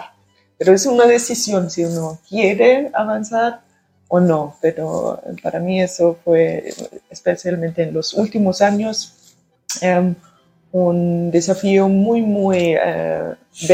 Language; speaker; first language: Spanish; early bilingual, heritage; German